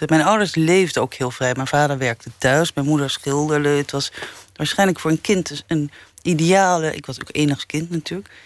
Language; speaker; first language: Dutch; early bilingual, other home language; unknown